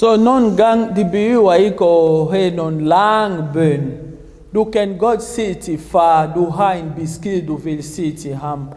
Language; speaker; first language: Swedish; non-native, learner; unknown